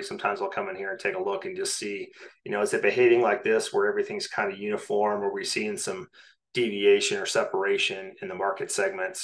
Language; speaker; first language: English; native; English